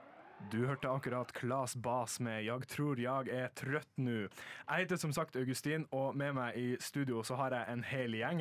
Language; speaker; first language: Norwegian; native; Norwegian